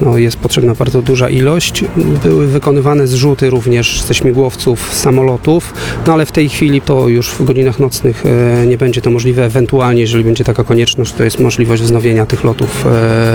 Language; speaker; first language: Polish; native; Polish